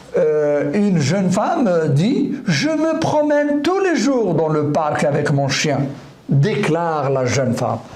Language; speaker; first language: French; non-native, local second language; Arabic